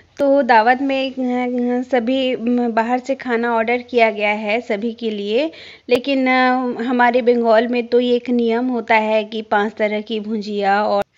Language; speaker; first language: Hindi; non-native, local second language; Bangla